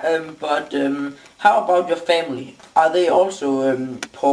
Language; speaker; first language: English; non-native, learner; Danish